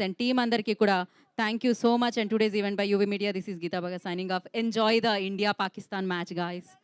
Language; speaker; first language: Telugu; native; Telugu